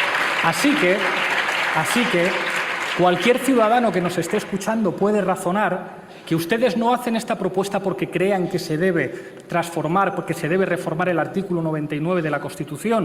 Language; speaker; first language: Spanish; native; Spanish